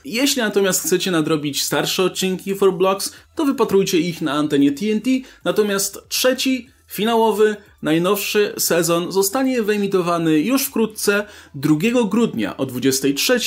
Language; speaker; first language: Polish; native; Polish